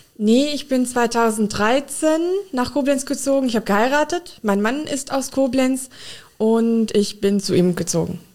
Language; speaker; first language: German; early bilingual, other home language; Urdu